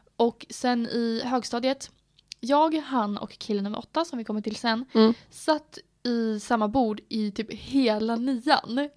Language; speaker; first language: Swedish; native; Swedish